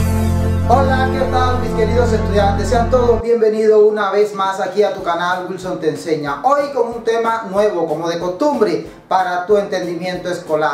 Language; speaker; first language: Spanish; native; Spanish